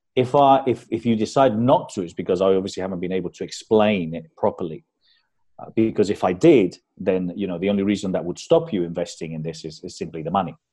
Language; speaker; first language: English; early bilingual, other home language; Spanish